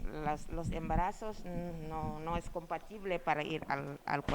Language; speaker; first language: Spanish; non-native, fluent; Wolof